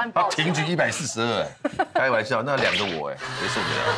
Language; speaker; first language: Chinese; native; Chinese